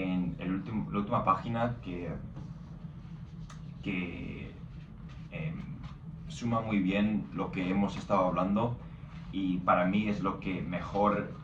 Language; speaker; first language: Spanish; non-native, fluent; English